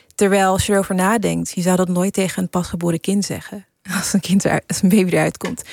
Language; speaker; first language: Dutch; early bilingual, other home language; English